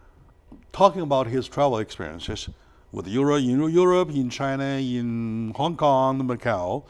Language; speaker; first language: English; non-native, fluent; Chinese